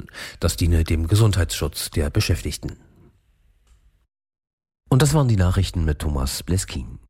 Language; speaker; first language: German; native; German